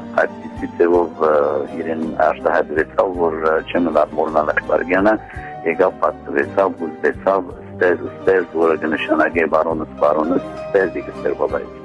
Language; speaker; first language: Armenian; early bilingual, heritage; Armenian